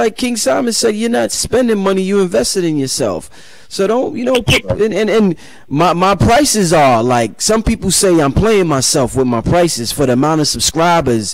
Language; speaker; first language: English; native; English